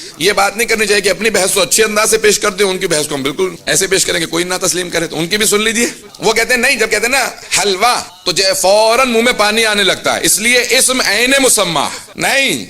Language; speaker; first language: Urdu; native; Urdu